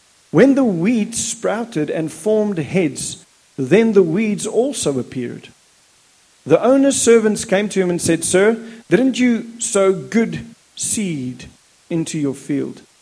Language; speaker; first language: English; non-native, local second language; Afrikaans